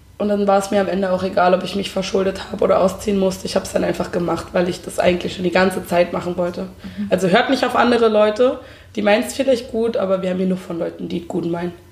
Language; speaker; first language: German; native; German